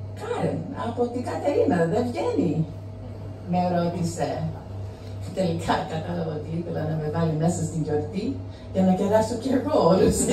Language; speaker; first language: Greek; non-native, fluent; English